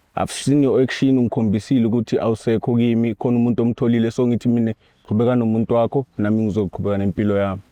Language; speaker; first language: Zulu; non-native, local second language; Swati